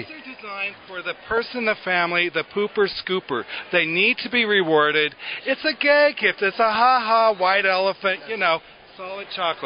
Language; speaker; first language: English; native; English